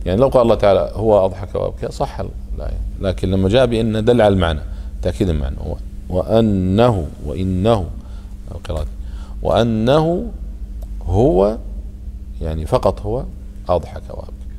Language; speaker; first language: Arabic; native; Arabic